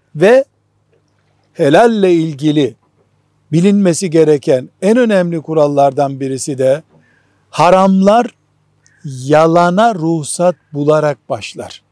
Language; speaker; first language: Turkish; native; Turkish